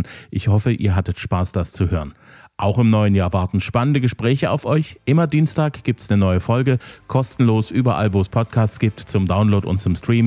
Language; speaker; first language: German; native; German